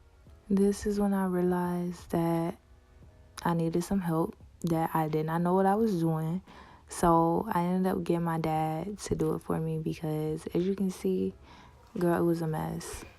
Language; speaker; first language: English; native; English